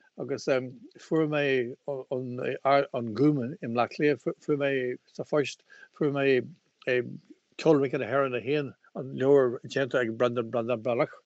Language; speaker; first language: Irish; non-native, local second language; English